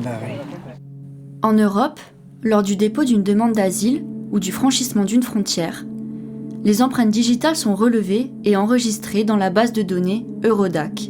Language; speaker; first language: French; native; French